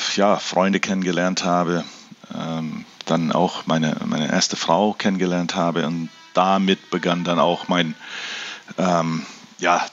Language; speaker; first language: German; early bilingual, heritage; German